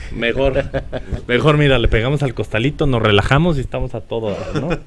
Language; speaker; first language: Spanish; native; Spanish